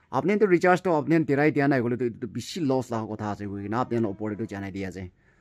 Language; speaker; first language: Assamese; non-native, local second language; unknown